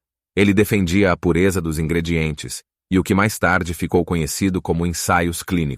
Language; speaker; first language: Portuguese; native; Portuguese